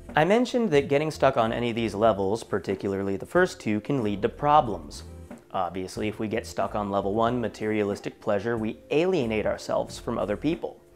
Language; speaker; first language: English; native; English